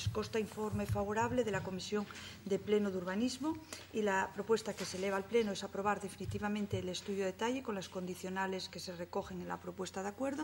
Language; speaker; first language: Spanish; native; Spanish